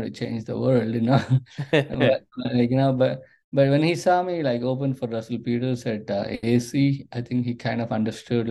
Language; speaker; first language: English; non-native, local second language; Telugu